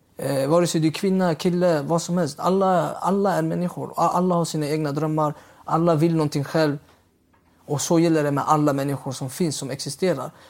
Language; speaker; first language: Swedish; early bilingual, other home language; Uyghur